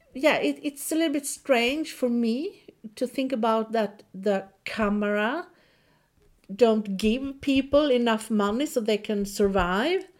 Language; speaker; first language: English; non-native, fluent; Swedish